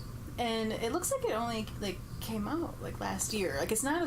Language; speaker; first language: English; native; English